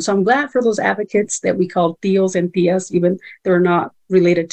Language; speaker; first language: English; early bilingual, other home language; Spanish